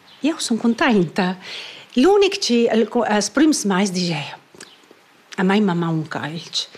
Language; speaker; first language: Italian; non-native, fluent; Romansh